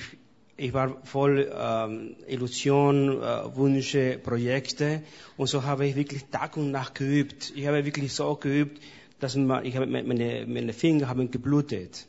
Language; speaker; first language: German; non-native, fluent; Spanish